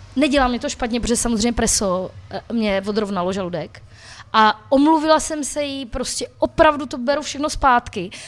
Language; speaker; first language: Czech; native; Czech